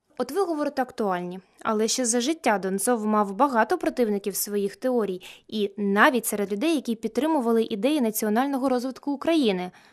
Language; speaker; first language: Ukrainian; native; Ukrainian